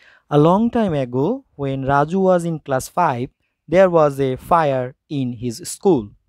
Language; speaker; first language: English; non-native, local second language; Bangla